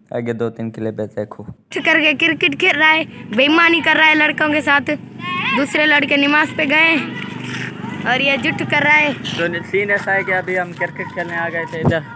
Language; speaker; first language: Urdu; non-native, local second language; Punjabi